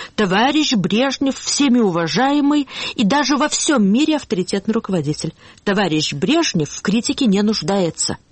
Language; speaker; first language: Russian; native; Russian